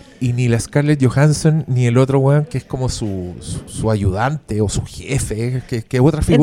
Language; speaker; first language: Spanish; native; Spanish